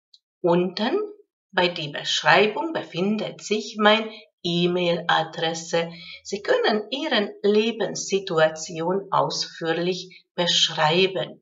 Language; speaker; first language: German; non-native, fluent; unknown